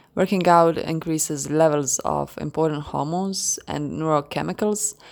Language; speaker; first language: English; non-native, fluent; Croatian